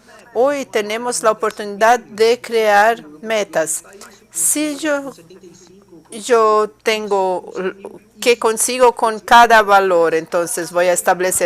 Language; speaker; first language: Spanish; non-native, fluent; Portuguese